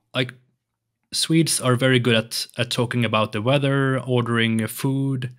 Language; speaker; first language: English; non-native, fluent; Swedish